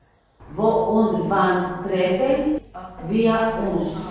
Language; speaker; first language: German; non-native, learner; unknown